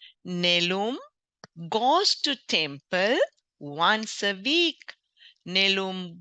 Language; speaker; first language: English; non-native, local second language; Sinhala